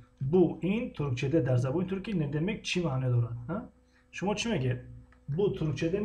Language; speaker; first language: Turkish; non-native, fluent; Tajik